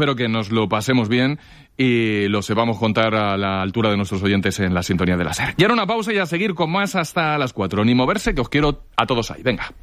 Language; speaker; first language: Spanish; native; Spanish